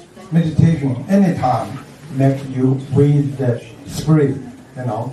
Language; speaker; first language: English; non-native, learner; Chinese